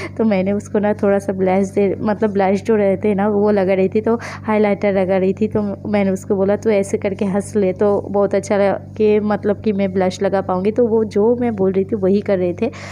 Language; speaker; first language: Hindi; non-native, local second language; Bangla